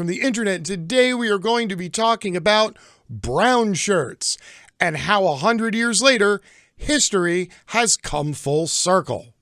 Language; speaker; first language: English; native; English